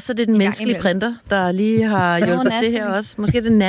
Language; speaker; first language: Danish; native; Danish